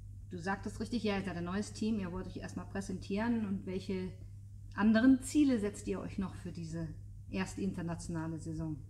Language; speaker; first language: German; native; German